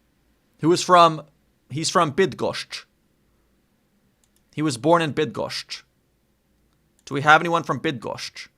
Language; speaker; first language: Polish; non-native, learner; English